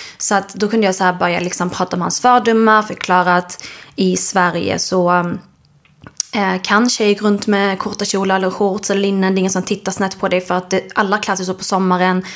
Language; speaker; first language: Swedish; early bilingual, other home language; Arabic